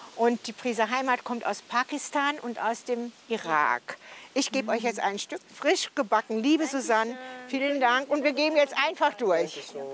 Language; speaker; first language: German; native; German